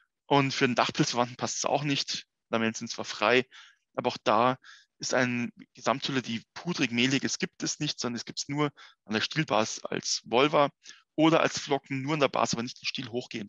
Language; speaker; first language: German; native; German